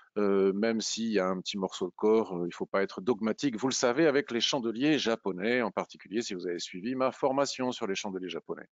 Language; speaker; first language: French; native; French